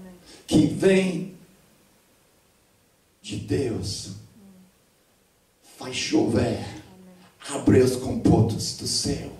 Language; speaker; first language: Portuguese; non-native, fluent; English